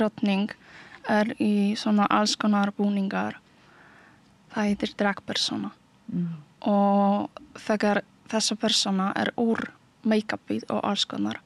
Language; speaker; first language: Icelandic; non-native, learner; Polish